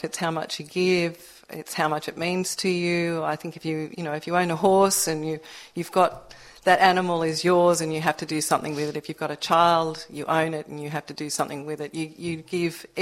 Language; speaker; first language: English; native; English